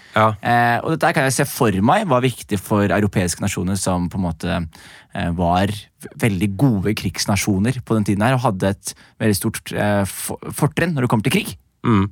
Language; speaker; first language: Norwegian; early bilingual, other home language; Somali